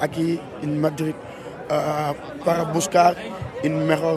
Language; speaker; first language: Spanish; non-native, learner; Wolof